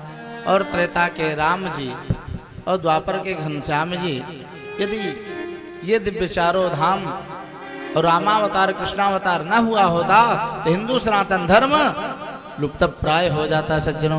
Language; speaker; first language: Hindi; native; Hindi